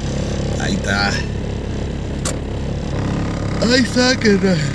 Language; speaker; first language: Spanish; native; Spanish